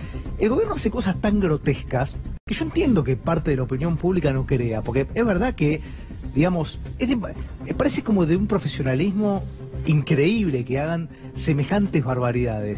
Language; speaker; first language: Spanish; native; Spanish